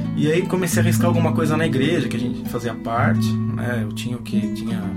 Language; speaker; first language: Portuguese; native; Portuguese